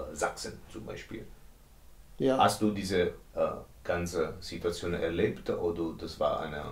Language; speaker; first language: German; non-native, learner; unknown